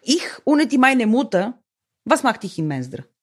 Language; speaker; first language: German; non-native, learner; Bulgarian